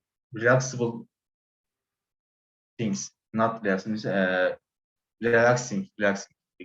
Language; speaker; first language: English; non-native, learner; Turkish